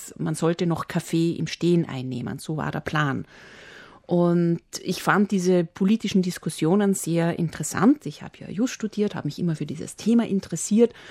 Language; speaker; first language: German; native; German